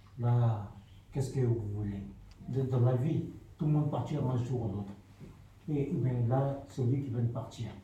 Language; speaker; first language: French; non-native, fluent; Soninke